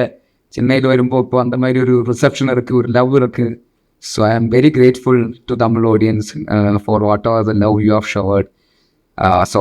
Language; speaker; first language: Tamil; non-native, local second language; Malayalam